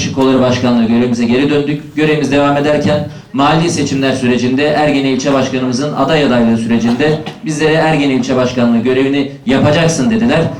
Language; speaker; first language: Turkish; native; Turkish